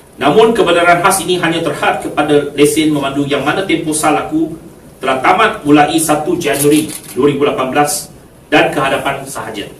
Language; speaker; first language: Malay; non-native, local second language; Chinese